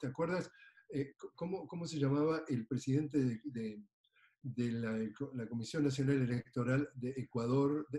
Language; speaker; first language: Spanish; native; Spanish